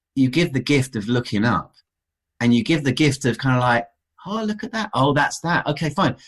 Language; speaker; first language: English; native; English